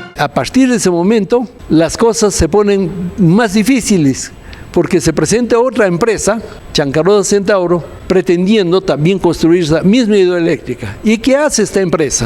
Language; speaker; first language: Spanish; native; Spanish